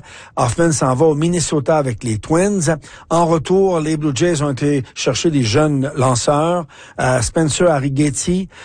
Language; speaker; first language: French; native; French